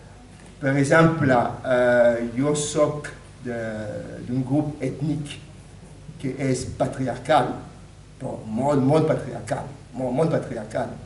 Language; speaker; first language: Catalan; non-native, fluent; Lingala